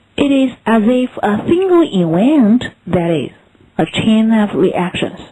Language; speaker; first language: English; non-native, fluent; Chinese